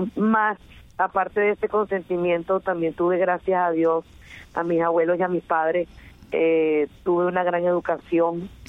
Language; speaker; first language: Spanish; native; Spanish